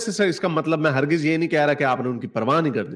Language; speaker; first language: Hindi; native; Hindi